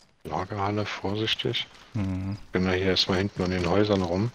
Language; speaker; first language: German; native; German